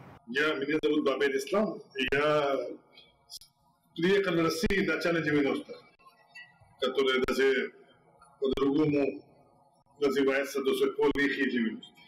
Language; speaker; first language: Russian; non-native, fluent; Urdu